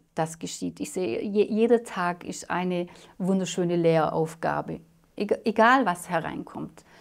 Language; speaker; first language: German; native; German